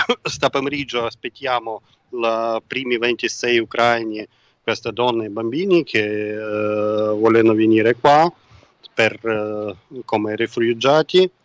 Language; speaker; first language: Italian; non-native, learner; Ukrainian